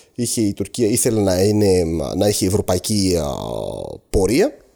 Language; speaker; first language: Greek; non-native, fluent; Arabic